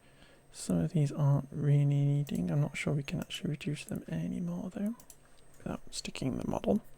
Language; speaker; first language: English; native; English